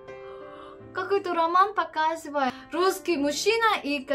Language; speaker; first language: Russian; non-native, learner; Korean